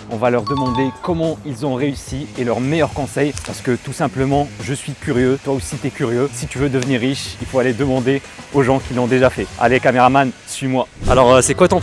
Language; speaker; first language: French; native; French